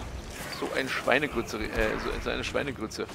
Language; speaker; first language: German; native; German